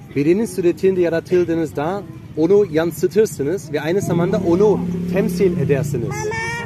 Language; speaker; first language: Turkish; non-native, fluent; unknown